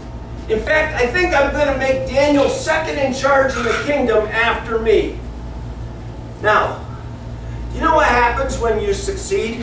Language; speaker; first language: English; native; English